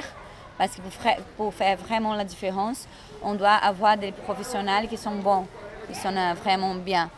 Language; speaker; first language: French; non-native, fluent; Portuguese